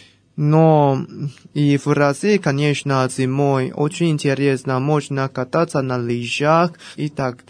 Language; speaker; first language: Russian; non-native, fluent; Chinese